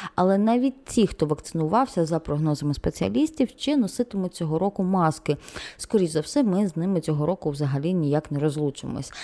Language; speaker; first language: Ukrainian; non-native, local second language; Russian